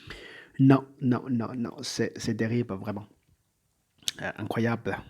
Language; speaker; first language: French; non-native, learner; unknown